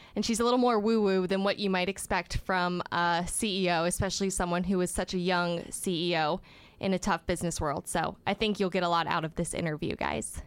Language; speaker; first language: English; native; English